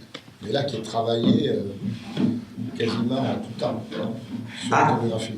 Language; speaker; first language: French; native; French